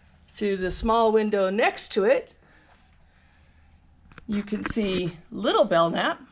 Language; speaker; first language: English; native; English